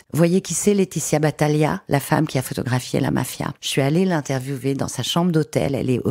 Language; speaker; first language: French; native; French